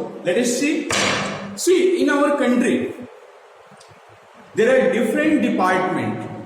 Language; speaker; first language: English; non-native, local second language; Hindi